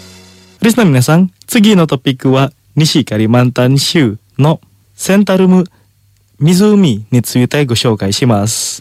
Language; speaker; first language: Japanese; non-native, fluent; Indonesian